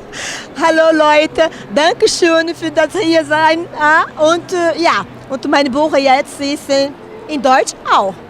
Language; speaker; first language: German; non-native, learner; Portuguese